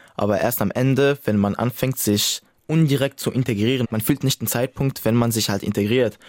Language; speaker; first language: German; non-native, fluent; Italian